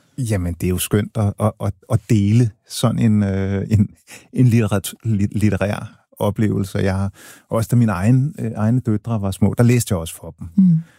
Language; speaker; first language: Danish; early bilingual, other home language; English